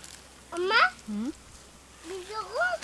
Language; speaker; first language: Dutch; early bilingual, heritage; Dutch